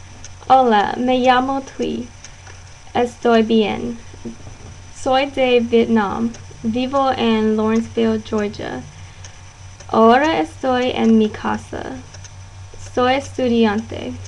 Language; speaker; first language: Spanish; non-native, learner; Vietnamese